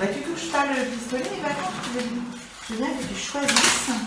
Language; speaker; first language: French; native; French